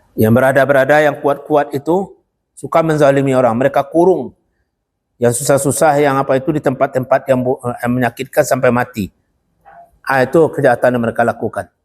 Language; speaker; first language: Malay; non-native, local second language; Minangkabau